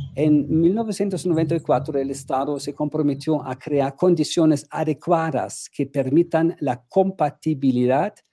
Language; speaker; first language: Spanish; non-native, fluent; German